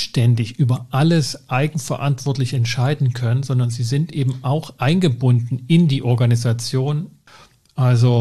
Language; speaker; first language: German; native; German